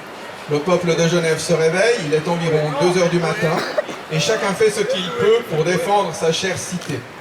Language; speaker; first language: French; native; French